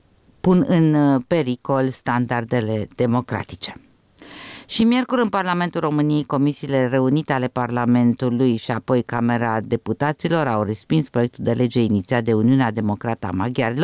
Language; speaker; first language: Romanian; native; Romanian